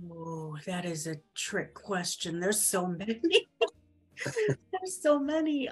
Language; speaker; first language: English; native; English